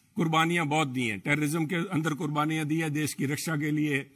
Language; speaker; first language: Hindi; native; Hindi